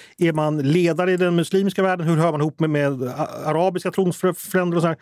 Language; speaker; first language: Swedish; native; Swedish